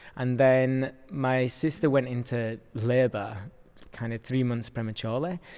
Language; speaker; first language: English; native; English